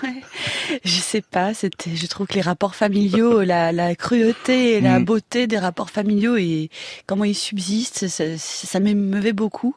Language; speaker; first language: French; native; French